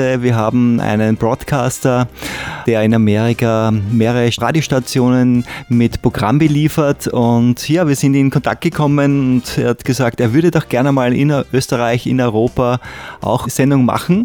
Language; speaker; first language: German; native; German